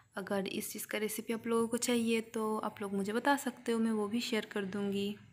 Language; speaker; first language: Hindi; non-native, local second language; Bangla